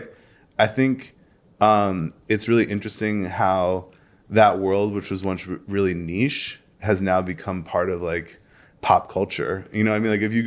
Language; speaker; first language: English; native; English